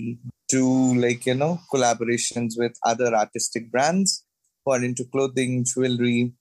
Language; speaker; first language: English; non-native, local second language; Bangla